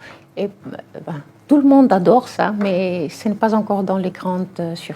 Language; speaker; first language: French; non-native, fluent; Greek